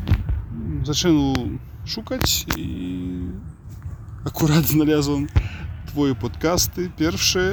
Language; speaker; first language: Polish; non-native, learner; Russian